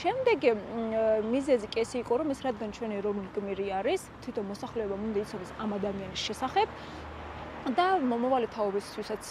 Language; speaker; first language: Georgian; non-native, local second language; Azerbaijani